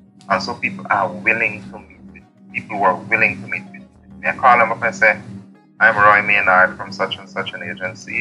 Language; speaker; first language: English; native; English